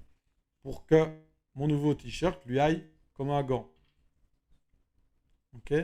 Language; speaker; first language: French; native; French